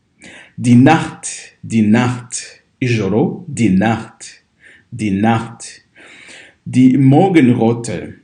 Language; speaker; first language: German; non-native, fluent; Kinyarwanda